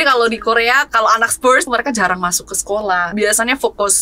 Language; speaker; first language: Indonesian; non-native, fluent; Korean